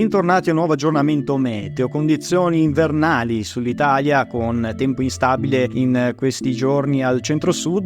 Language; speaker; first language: Italian; native; Italian